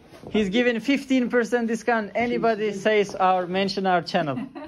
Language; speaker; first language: English; non-native, fluent; Turkish